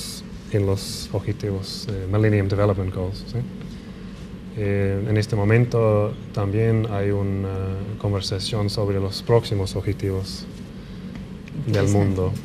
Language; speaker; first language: Spanish; non-native, fluent; English